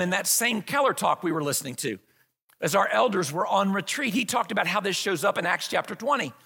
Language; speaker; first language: English; native; English